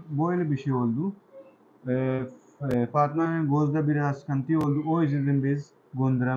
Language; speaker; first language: Turkish; non-native, learner; Urdu